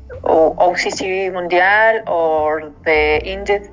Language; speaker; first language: English; non-native, learner; Spanish